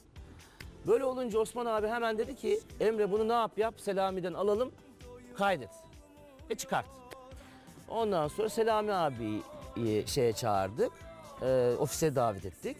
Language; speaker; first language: Turkish; native; Turkish